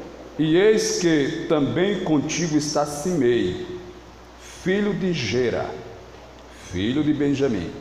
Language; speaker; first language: Portuguese; native; Portuguese